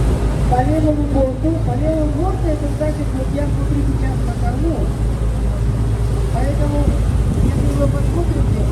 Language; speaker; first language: Russian; non-native, fluent; Turkish